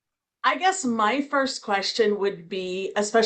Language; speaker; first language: English; native; English